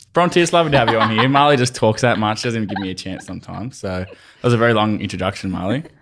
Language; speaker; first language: English; native; English